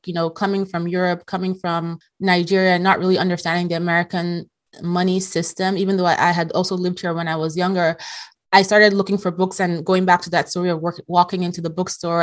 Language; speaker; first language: English; non-native, local second language; Yoruba